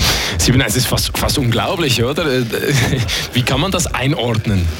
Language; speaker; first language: German; native; German